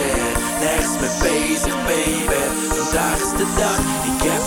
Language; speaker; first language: Dutch; native; Dutch